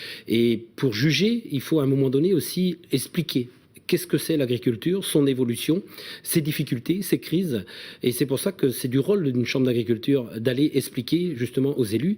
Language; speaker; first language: French; native; French